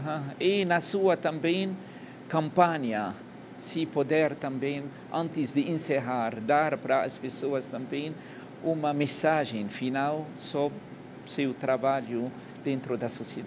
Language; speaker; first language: Portuguese; non-native, fluent; Arabic